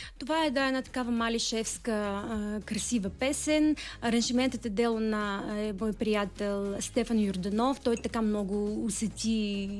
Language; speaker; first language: Bulgarian; early bilingual, heritage; Bulgarian